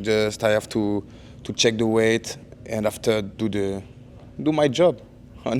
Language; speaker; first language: English; non-native, learner; French